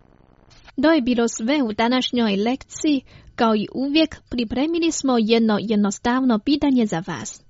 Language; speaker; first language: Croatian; non-native, fluent; Chinese